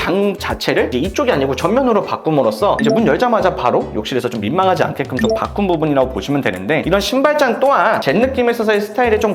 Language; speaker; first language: Korean; native; Korean